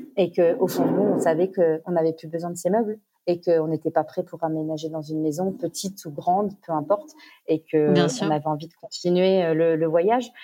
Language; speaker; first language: French; native; French